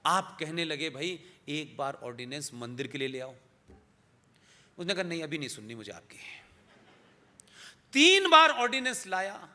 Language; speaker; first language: Hindi; native; Hindi